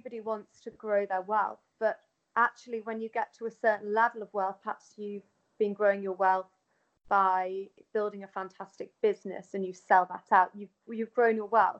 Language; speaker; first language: English; native; English